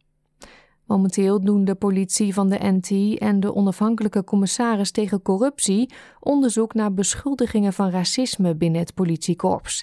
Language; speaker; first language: Dutch; native; Dutch